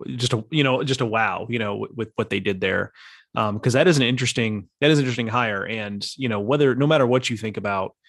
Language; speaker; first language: English; native; English